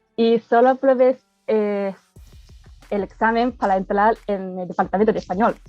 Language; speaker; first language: Spanish; non-native, fluent; Japanese